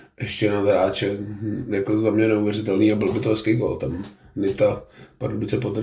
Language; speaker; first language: Czech; native; Czech